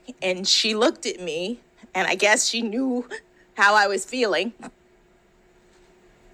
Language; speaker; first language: English; native; English